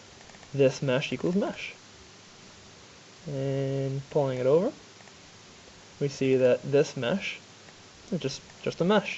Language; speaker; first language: English; native; English